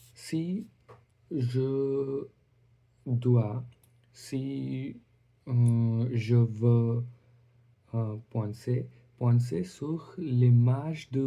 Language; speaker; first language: French; non-native, learner; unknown